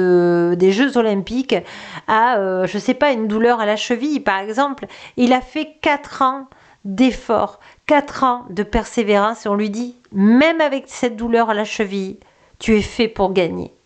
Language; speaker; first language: French; native; French